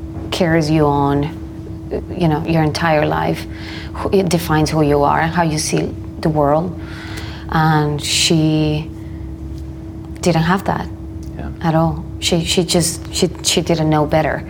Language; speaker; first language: English; non-native, fluent; Spanish